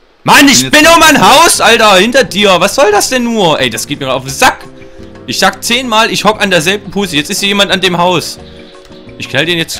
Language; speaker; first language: German; native; German